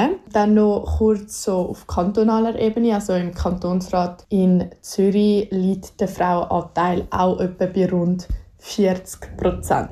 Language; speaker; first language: German; native; German